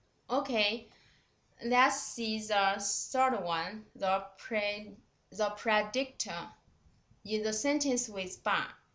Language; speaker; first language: English; non-native, fluent; Chinese